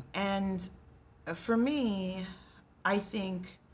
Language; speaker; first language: English; native; English